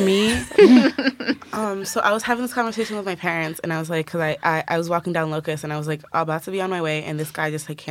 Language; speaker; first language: English; native; English